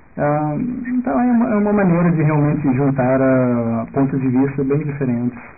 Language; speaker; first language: Portuguese; non-native, fluent; English